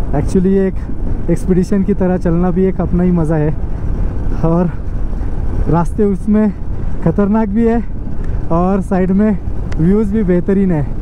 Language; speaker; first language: Hindi; non-native, local second language; Marathi